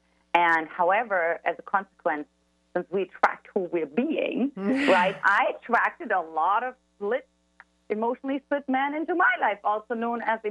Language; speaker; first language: English; non-native, fluent; German